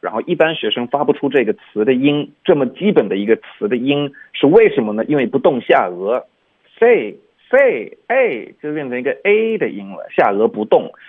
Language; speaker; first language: Chinese; native; Chinese